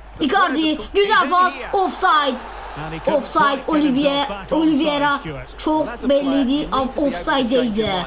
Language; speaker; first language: Turkish; non-native, learner; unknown